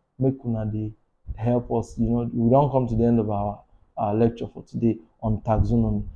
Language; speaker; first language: Nigerian Pidgin; native; Nigerian Pidgin